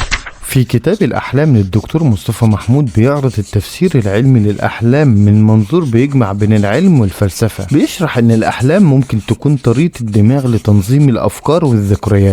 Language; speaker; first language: Arabic; native; Arabic